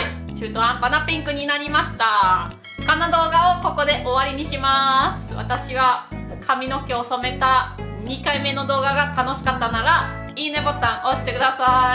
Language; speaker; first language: Japanese; non-native, fluent; German